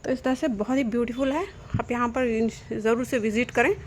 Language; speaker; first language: Hindi; non-native, local second language; Kannada